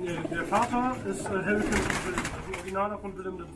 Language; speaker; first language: German; native; German